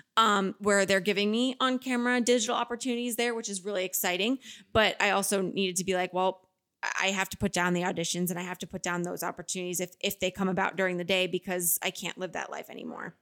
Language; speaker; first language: English; native; English